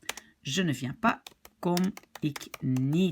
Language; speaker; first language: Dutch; non-native, local second language; French